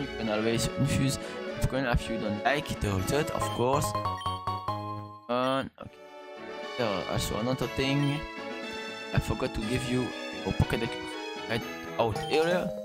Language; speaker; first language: English; non-native, learner; French